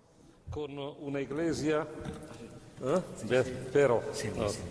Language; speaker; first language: Spanish; non-native, fluent; Italian